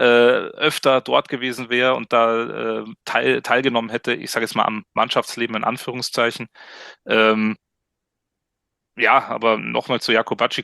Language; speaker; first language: German; native; German